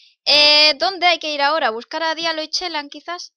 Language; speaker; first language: Spanish; native; Spanish